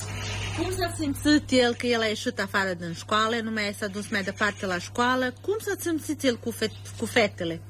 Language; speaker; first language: Romanian; non-native, fluent; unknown